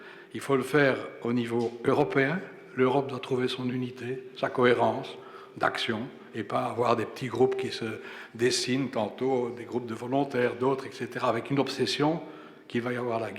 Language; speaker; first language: French; native; French